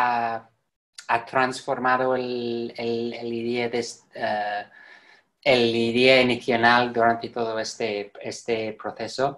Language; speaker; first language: Spanish; non-native, fluent; English